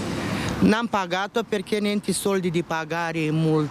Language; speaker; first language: Italian; non-native, learner; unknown